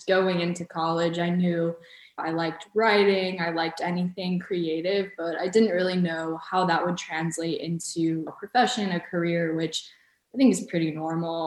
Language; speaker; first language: English; early bilingual, other home language; Bosnian